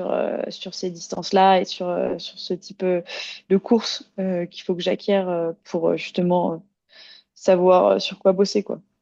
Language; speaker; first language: French; native; French